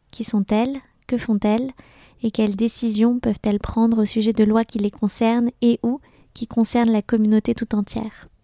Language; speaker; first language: French; native; French